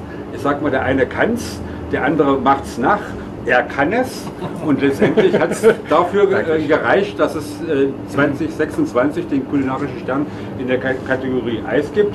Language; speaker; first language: German; native; German